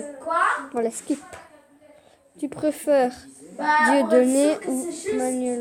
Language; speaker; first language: French; native; French